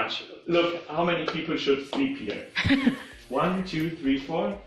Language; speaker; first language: English; non-native, fluent; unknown